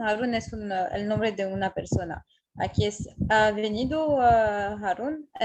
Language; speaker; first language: Spanish; non-native, fluent; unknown